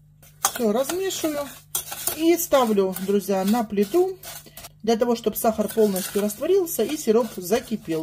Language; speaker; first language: Russian; native; Russian